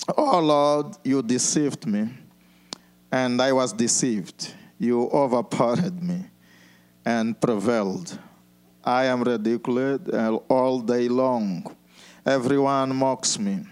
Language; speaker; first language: English; non-native, fluent; Portuguese